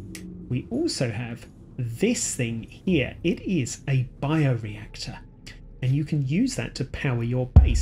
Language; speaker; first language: English; native; English